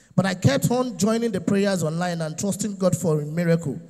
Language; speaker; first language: English; non-native, local second language; Yoruba